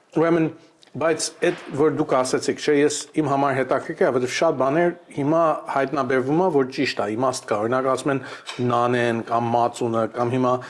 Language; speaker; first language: Armenian; early bilingual, heritage; Armenian